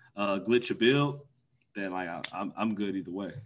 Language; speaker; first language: English; native; English